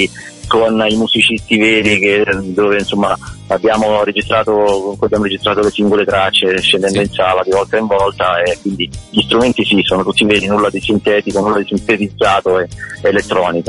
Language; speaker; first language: Italian; native; Italian